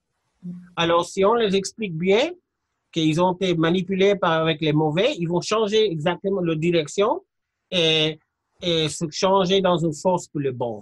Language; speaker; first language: French; non-native, fluent; English